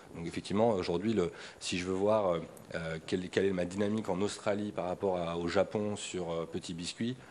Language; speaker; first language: French; native; French